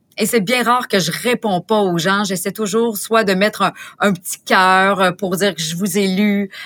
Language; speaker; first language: French; native; French